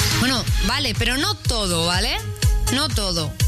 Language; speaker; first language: Spanish; native; Spanish